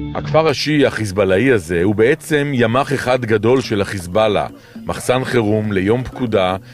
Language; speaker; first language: Hebrew; native; Hebrew